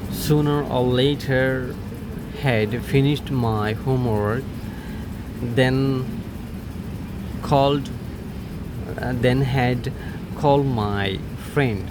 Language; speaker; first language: English; non-native, learner; Bangla